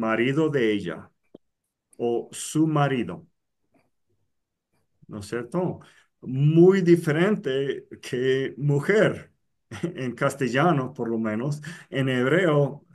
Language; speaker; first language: Spanish; non-native, fluent; English